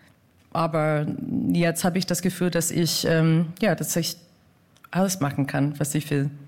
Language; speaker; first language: German; non-native, fluent; English